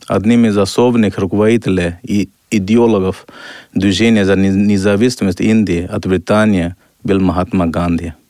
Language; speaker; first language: Russian; non-native, fluent; Hindi